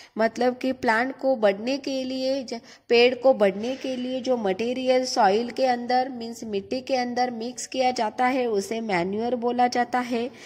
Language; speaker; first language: Hindi; non-native, local second language; Marathi